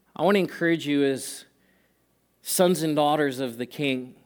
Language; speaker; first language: English; native; English